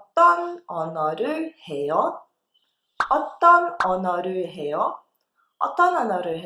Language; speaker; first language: Korean; non-native, fluent; Portuguese